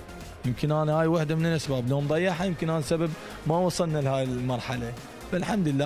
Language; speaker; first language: Arabic; native; Arabic